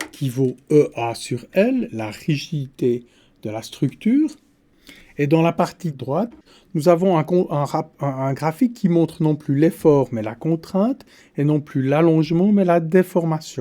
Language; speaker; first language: French; native; French